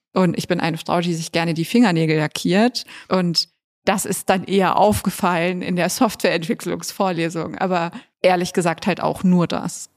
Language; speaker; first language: German; native; German